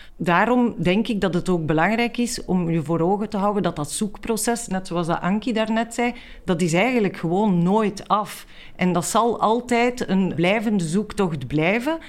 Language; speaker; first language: Dutch; native; Dutch